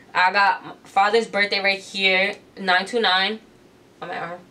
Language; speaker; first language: English; native; English